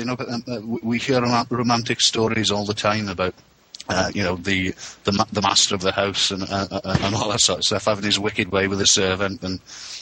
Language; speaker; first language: English; native; English